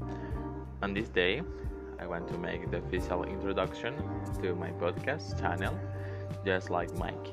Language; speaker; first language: English; non-native, learner; Spanish